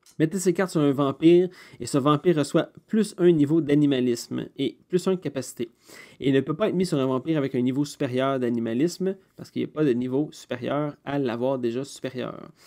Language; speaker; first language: French; native; French